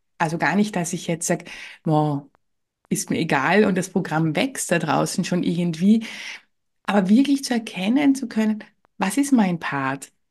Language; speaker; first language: German; native; German